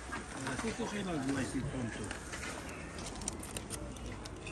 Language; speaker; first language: Spanish; non-native, learner; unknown